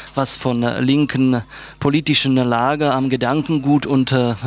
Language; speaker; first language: German; non-native, fluent; Czech